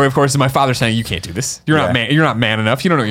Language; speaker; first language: English; native; English